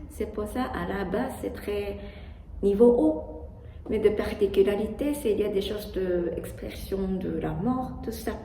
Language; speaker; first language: French; non-native, learner; Japanese